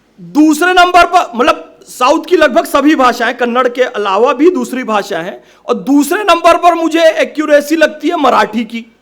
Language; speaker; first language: Hindi; native; Hindi